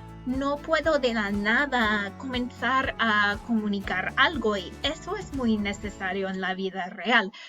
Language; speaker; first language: Spanish; non-native, fluent; English